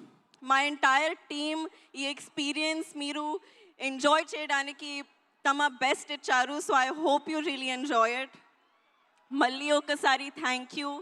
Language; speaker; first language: Telugu; non-native, learner; Hindi